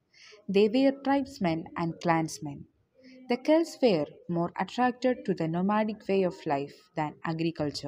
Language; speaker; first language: English; non-native, local second language; Malayalam